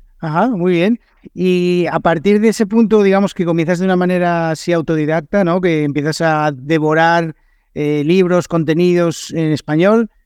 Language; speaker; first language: Spanish; native; Spanish